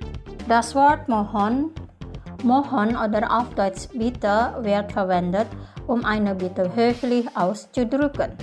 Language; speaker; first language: German; non-native, fluent; Indonesian